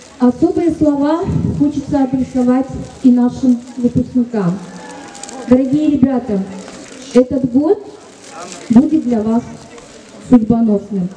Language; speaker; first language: Russian; non-native, local second language; Gagauz